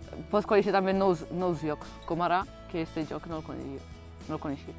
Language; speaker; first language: Catalan; early bilingual, other home language; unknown